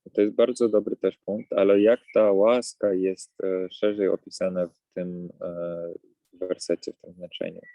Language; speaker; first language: Polish; native; Polish